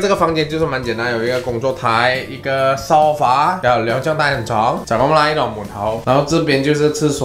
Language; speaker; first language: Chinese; non-native, local second language; Cantonese